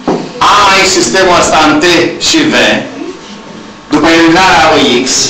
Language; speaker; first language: Romanian; native; Romanian